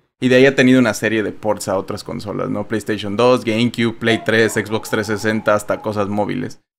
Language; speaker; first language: Spanish; native; Spanish